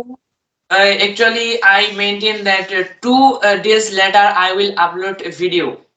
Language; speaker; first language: English; non-native, learner; Bangla